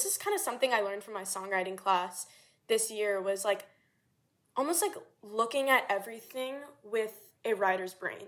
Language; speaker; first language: English; native; English